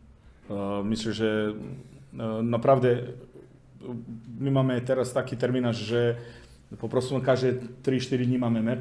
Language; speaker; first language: Polish; non-native, learner; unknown